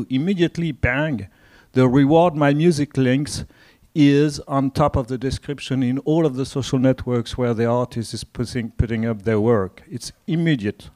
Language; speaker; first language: English; non-native, fluent; French